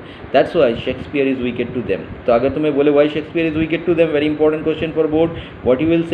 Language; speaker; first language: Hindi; native; Hindi